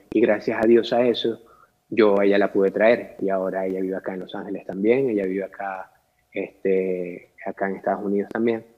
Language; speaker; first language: Spanish; native; Spanish